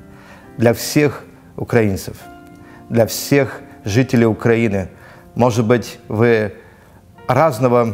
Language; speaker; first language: Ukrainian; non-native, local second language; Russian